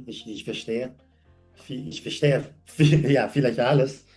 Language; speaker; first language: German; non-native, learner; English